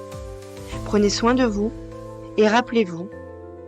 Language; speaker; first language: French; native; French